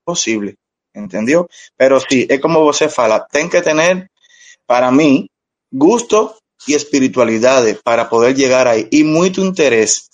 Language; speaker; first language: Portuguese; non-native, learner; Spanish